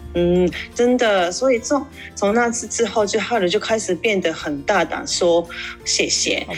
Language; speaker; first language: Chinese; non-native, fluent; Japanese